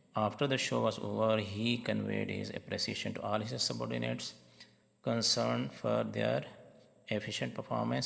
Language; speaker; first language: English; non-native, local second language; Urdu